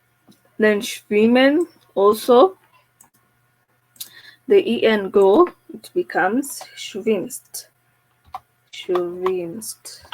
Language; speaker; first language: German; non-native, fluent; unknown